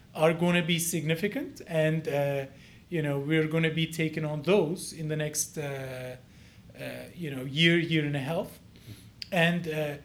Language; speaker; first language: English; non-native, fluent; Turkish